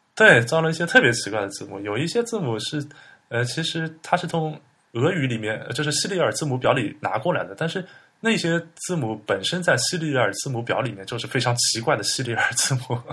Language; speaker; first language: Chinese; native; Chinese